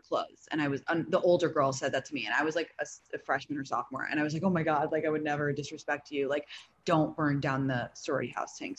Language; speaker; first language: English; native; English